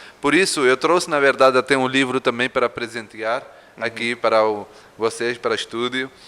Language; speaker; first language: Portuguese; non-native, fluent; Urdu